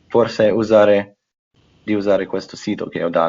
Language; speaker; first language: Italian; non-native, fluent; English